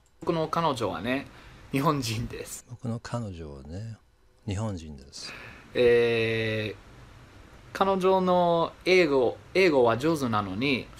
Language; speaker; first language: Japanese; non-native, learner; English